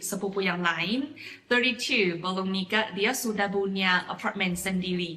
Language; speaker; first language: Indonesian; non-native, fluent; Chinese